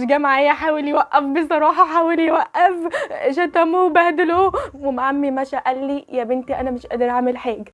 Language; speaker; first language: Arabic; native; Arabic